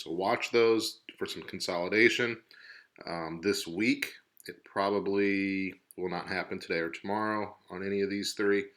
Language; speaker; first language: English; native; English